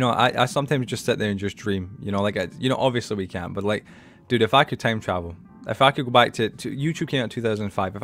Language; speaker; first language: English; native; English